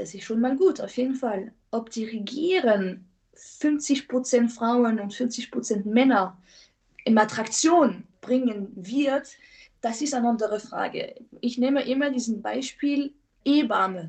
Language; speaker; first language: German; non-native, fluent; French